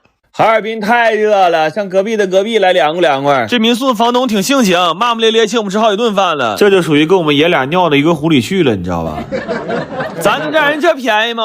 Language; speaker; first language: Chinese; native; Chinese